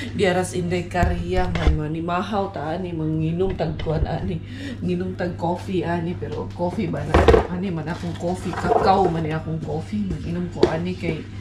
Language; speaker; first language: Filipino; non-native, local second language; Cebuano